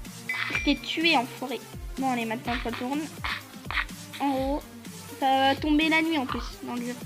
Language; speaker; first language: French; native; French